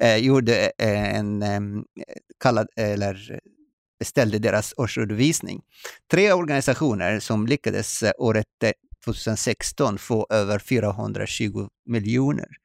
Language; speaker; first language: Swedish; non-native, fluent; Arabic